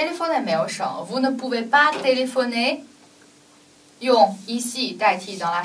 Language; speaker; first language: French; non-native, fluent; Chinese